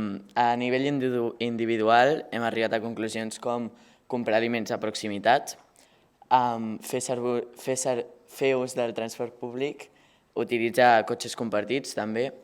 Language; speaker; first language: Catalan; native; Catalan